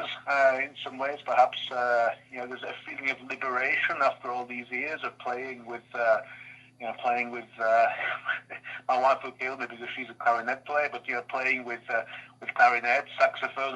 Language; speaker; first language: English; native; English